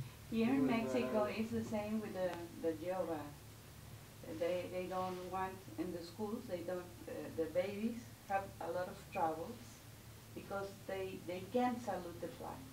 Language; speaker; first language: English; non-native, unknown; Spanish